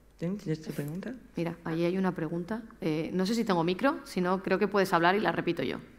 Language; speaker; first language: Spanish; native; Spanish